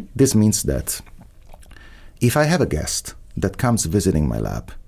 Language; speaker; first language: English; non-native, fluent; Italian